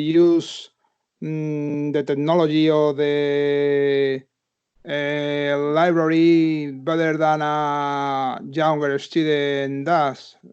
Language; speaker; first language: English; non-native, fluent; Spanish